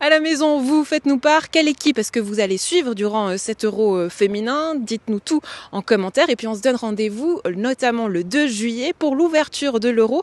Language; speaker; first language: French; native; French